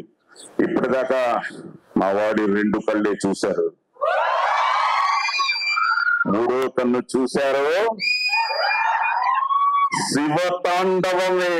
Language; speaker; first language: Telugu; native; Telugu